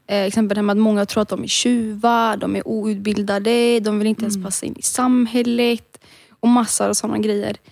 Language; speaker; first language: Swedish; early bilingual, other home language; Romany